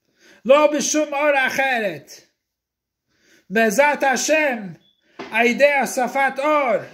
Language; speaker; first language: Hebrew; non-native, fluent; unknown